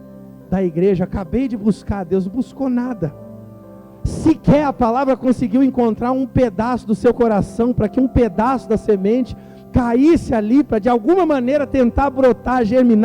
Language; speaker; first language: Portuguese; native; Portuguese